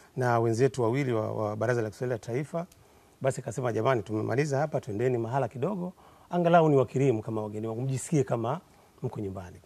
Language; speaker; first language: Swahili; native; Swahili